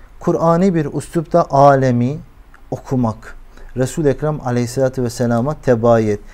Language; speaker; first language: Turkish; native; Turkish